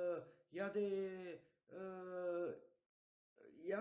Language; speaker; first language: French; non-native, fluent; Romanian